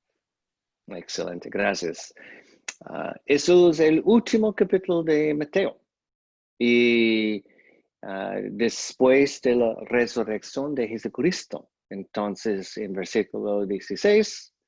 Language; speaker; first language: Spanish; non-native, fluent; English